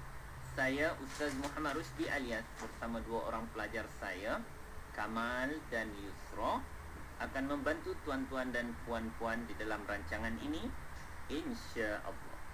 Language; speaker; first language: Malay; native; Malay